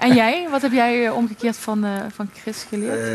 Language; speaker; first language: Dutch; native; Dutch